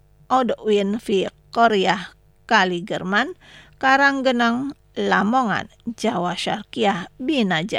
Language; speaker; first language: Arabic; non-native, learner; Indonesian